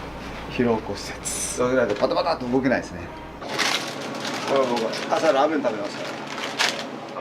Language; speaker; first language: Japanese; native; Japanese